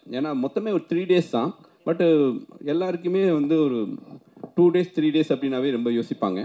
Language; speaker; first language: Tamil; native; Tamil